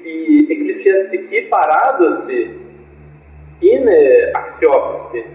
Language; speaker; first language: Greek; non-native, fluent; Portuguese